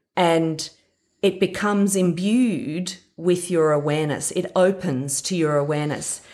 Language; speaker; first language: English; native; English